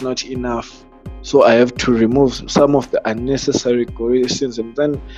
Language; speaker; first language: English; non-native, local second language; North Ndebele